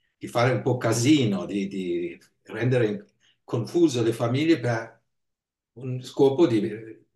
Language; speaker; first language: Italian; non-native, fluent; German